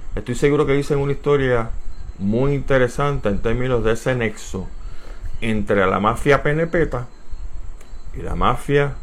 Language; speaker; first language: Spanish; native; Spanish